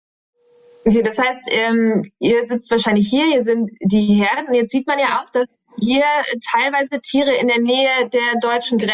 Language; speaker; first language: German; native; German